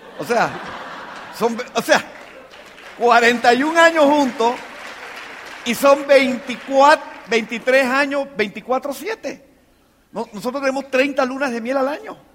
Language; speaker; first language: Spanish; native; Spanish